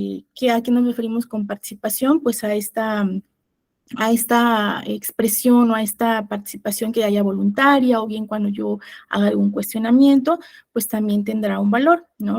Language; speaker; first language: Spanish; native; Spanish